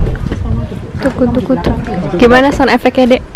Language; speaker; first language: Indonesian; native; Indonesian